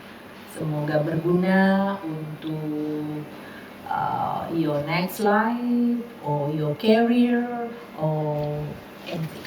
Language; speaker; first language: English; non-native, learner; Indonesian